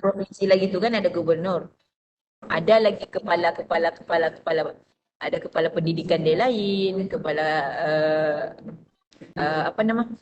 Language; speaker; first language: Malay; non-native, local second language; Buginese